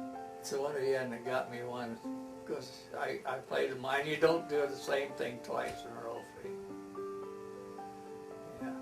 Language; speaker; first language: English; native; English